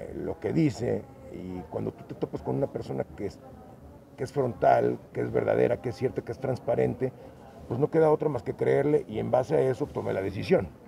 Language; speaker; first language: Spanish; native; Spanish